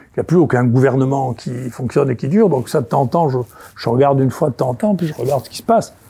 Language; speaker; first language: French; native; French